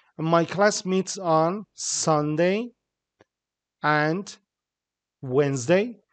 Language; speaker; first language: English; non-native, fluent; Persian